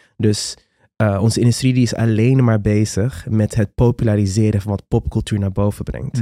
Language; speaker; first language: Dutch; non-native, local second language; Papiamento